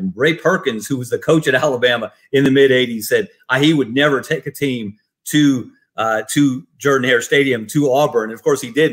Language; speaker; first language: English; native; English